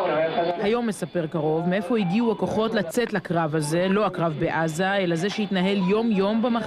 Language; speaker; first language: Hebrew; native; Hebrew